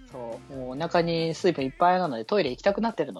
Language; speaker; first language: Japanese; native; Japanese